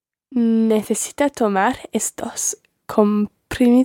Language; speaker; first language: Spanish; non-native, learner; English